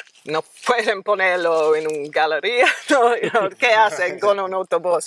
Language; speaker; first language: Spanish; non-native, fluent; English